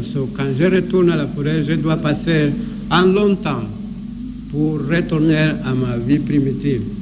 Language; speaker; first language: French; non-native, learner; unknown